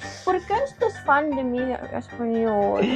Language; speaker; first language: Spanish; non-native, learner; Ukrainian